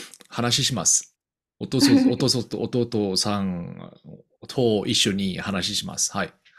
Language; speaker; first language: Japanese; non-native, learner; Korean